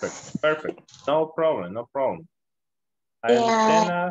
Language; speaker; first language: English; non-native, learner; Spanish